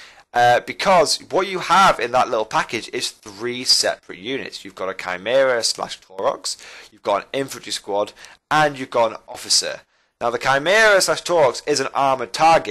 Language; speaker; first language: English; native; English